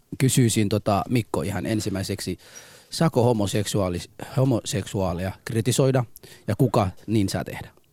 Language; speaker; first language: Finnish; non-native, fluent; Somali